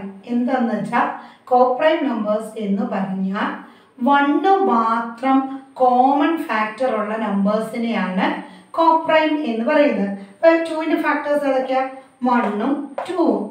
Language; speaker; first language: Malayalam; native; Malayalam